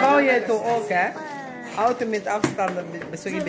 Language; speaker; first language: Dutch; early bilingual, other home language; Lingala